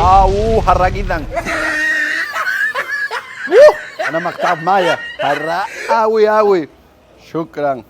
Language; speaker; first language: Arabic; non-native, learner; Spanish